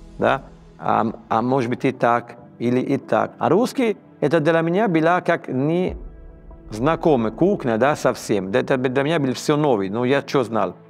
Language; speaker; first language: Russian; non-native, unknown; Italian